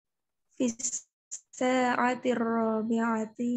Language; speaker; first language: Arabic; non-native, learner; Indonesian